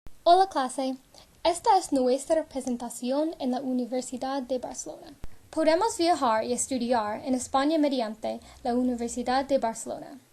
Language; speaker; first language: Spanish; non-native, learner; English